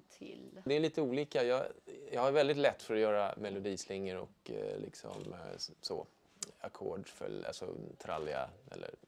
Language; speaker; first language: Swedish; native; Swedish